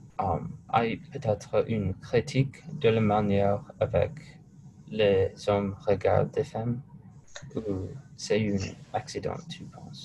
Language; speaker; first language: French; non-native, learner; English